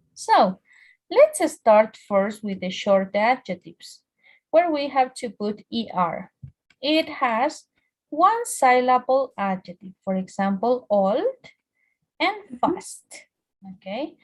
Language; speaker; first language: English; non-native, fluent; Spanish